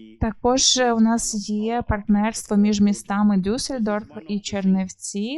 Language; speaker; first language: Ukrainian; non-native, learner; German